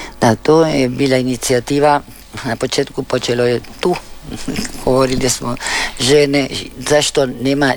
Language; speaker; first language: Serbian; early bilingual, heritage; Spanish